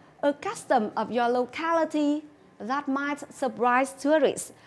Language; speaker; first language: English; non-native, fluent; Vietnamese